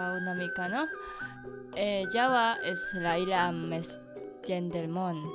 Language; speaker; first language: Catalan; non-native, learner; Indonesian